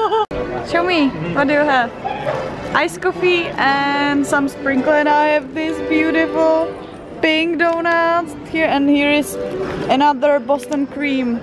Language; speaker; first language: English; non-native, learner; Czech